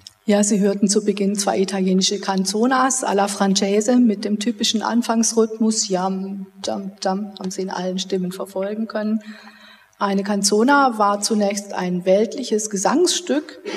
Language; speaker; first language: German; native; German